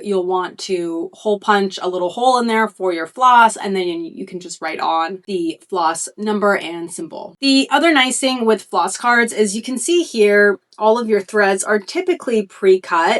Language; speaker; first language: English; native; English